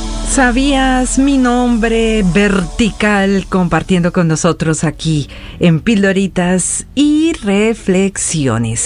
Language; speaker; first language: Spanish; native; Spanish